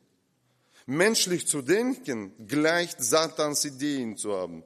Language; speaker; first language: German; non-native, fluent; Russian